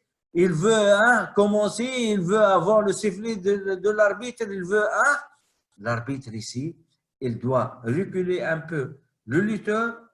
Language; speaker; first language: French; non-native, fluent; Arabic